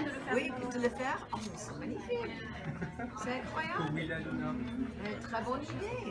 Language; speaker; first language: French; non-native, learner; English